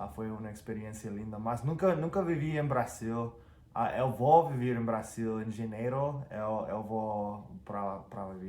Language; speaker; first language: Portuguese; non-native, fluent; English